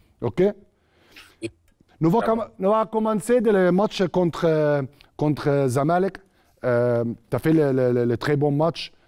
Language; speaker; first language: French; non-native, learner; Arabic